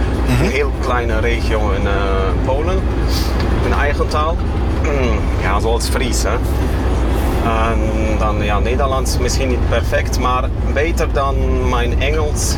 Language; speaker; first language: Dutch; non-native, fluent; Kashubian